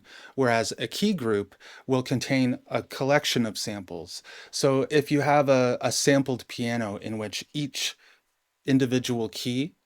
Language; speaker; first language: English; native; English